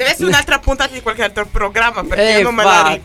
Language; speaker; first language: Italian; native; Italian